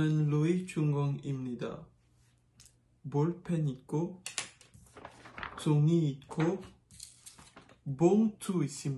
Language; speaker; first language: Korean; non-native, fluent; French